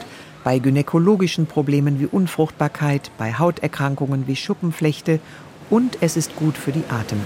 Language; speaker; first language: German; native; German